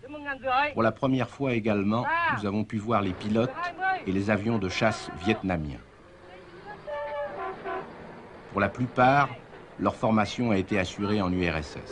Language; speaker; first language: French; native; French